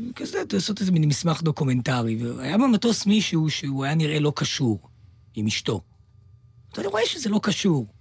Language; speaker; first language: Hebrew; native; Hebrew